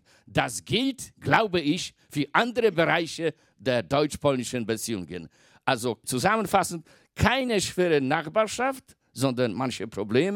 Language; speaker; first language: German; non-native, fluent; Polish